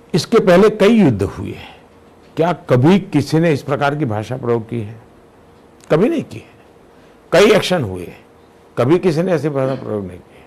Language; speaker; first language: Hindi; non-native, local second language; Gujarati